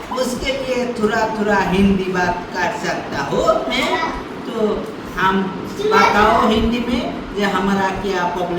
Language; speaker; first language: Hindi; non-native, learner; Bangla